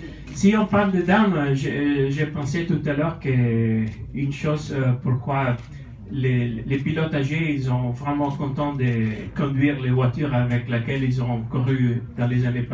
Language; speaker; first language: French; non-native, fluent; Italian